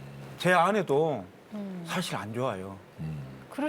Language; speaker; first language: Korean; native; Korean